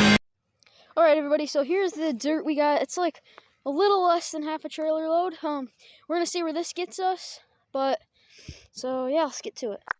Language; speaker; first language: English; native; English